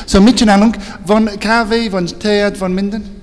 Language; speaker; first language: Hungarian; non-native, learner; English